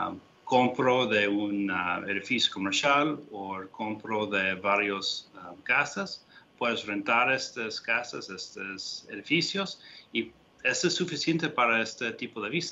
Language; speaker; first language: Spanish; non-native, fluent; English